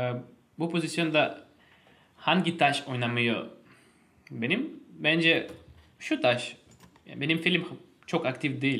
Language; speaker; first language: Turkish; non-native, fluent; Russian